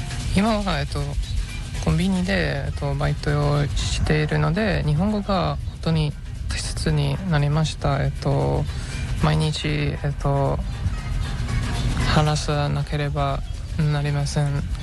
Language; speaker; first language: Japanese; non-native, learner; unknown